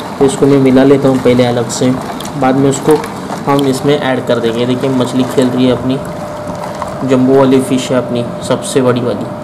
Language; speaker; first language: Hindi; non-native, local second language; Marathi